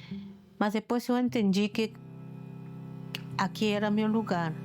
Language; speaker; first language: Portuguese; non-native, fluent; Spanish